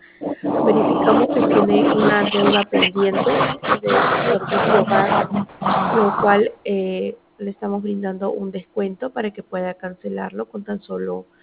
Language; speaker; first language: Spanish; native; Spanish